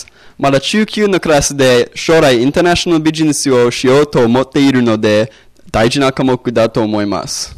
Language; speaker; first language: Japanese; non-native, learner; English